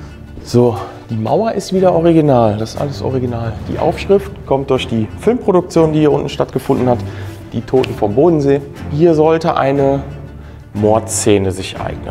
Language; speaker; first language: German; native; German